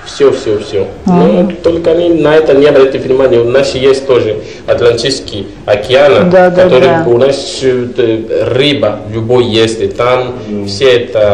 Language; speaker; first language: Russian; non-native, learner; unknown